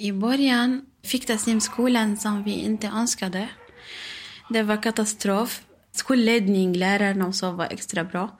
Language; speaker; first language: Swedish; non-native, learner; Arabic